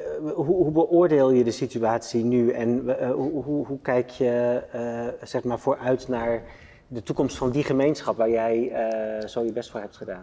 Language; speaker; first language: Dutch; native; Dutch